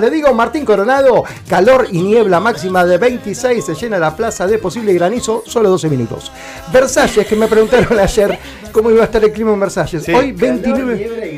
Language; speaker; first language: Spanish; native; Spanish